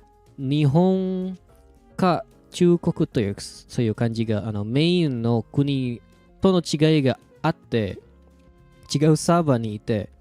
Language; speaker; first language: Japanese; non-native, fluent; Indonesian